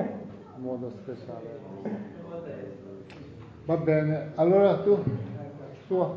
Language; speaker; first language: Italian; non-native, learner; Tibetan